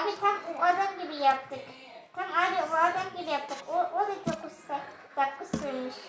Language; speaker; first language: Turkish; early bilingual, heritage; Turkish